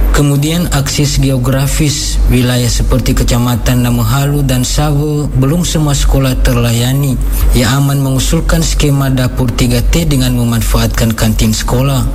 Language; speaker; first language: Indonesian; non-native, local second language; Nias